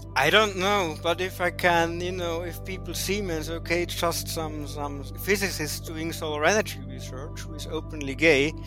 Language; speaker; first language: English; non-native, fluent; German